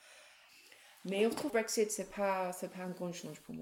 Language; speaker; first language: French; non-native, learner; English